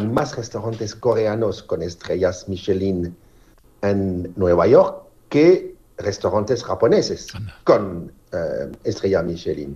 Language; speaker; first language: Spanish; non-native, fluent; French